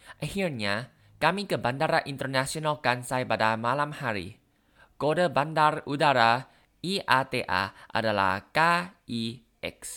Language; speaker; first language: Indonesian; non-native, learner; Thai